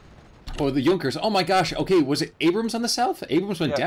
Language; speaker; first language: English; native; English